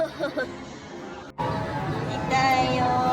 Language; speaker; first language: Japanese; native; Japanese